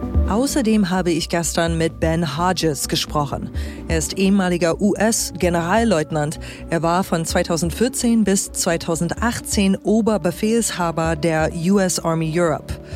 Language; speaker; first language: German; native; German